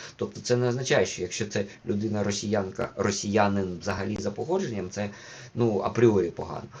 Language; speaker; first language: Ukrainian; non-native, local second language; Russian